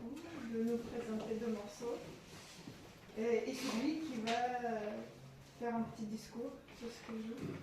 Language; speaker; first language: French; non-native, fluent; Ukrainian